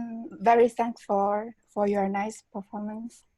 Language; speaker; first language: English; non-native, learner; Chinese